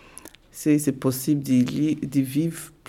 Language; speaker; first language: French; non-native, learner; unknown